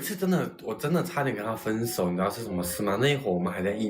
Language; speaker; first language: Chinese; native; Chinese